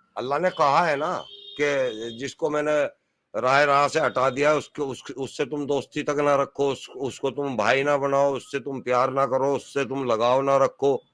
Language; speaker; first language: Urdu; native; Urdu